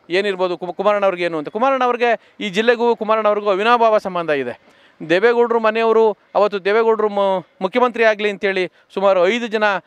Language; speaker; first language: Kannada; native; Kannada